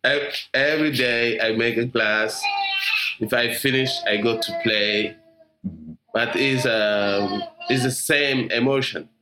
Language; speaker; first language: English; non-native, learner; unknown